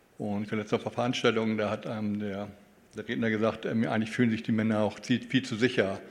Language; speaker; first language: German; native; German